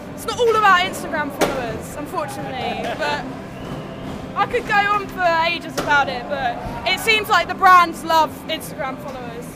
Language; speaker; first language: English; native; English